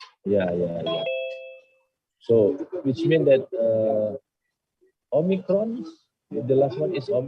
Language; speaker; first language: English; non-native, learner; Indonesian